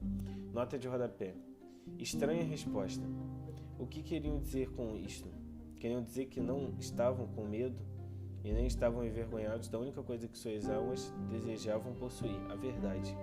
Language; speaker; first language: Portuguese; native; Portuguese